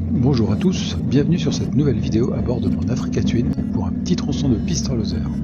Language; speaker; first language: French; native; French